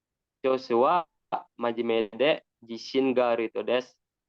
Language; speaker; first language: Japanese; non-native, learner; Indonesian